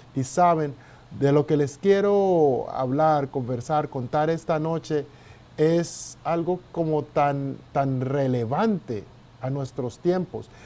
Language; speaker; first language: Spanish; native; Spanish